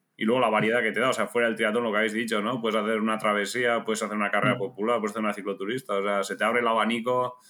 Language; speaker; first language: Spanish; native; Spanish